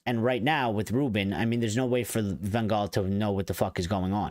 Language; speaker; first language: English; native; English